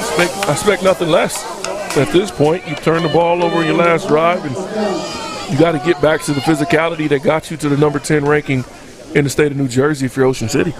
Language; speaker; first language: English; native; English